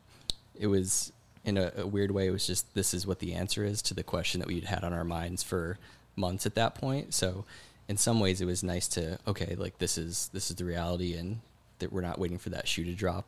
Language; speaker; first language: English; native; English